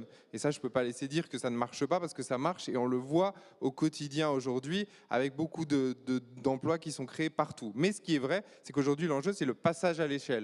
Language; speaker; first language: French; native; French